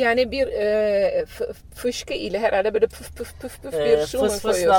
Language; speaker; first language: Turkish; non-native, fluent; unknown